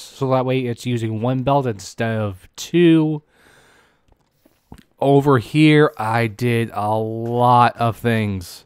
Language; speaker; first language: English; native; English